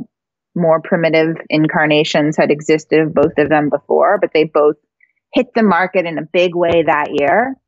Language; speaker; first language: English; native; English